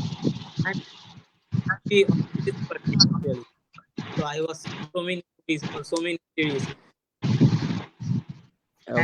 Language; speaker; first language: English; non-native, learner; Bangla